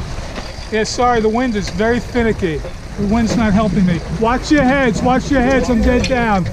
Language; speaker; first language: English; native; English